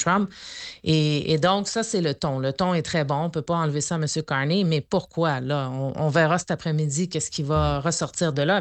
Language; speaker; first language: French; native; French